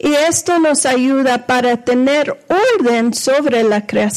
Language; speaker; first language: Spanish; non-native, fluent; English